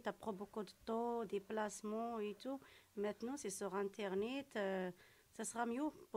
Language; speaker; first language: French; non-native, local second language; Arabic